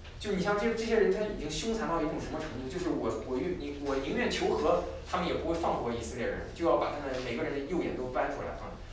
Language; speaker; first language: Chinese; native; Chinese